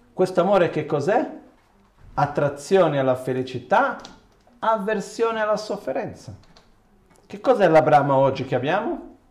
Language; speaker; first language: Italian; non-native, fluent; Portuguese